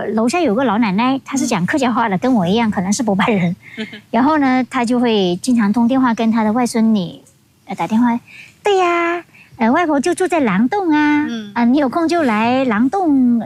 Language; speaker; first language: Chinese; non-native, local second language; Hakka Chinese